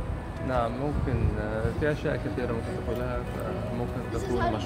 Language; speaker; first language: Arabic; early bilingual, heritage; Arabic